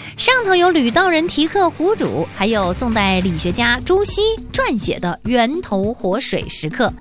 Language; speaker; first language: Chinese; native; Chinese